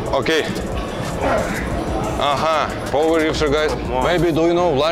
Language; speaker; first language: English; non-native, learner; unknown